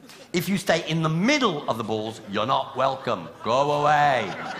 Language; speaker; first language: English; native; English